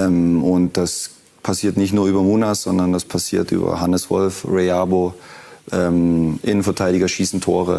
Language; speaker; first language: German; native; German